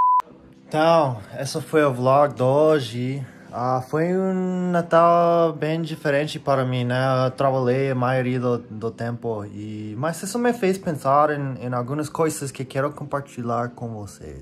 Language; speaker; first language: Portuguese; non-native, fluent; English